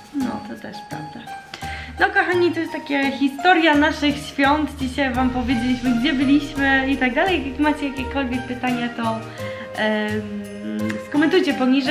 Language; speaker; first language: Polish; early bilingual, heritage; Polish